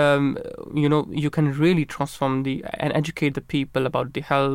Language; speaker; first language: English; non-native, local second language; Urdu